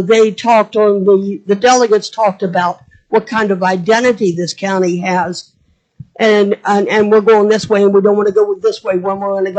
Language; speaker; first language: English; native; English